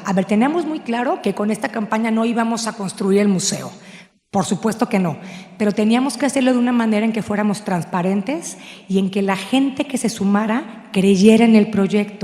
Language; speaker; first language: Spanish; native; Spanish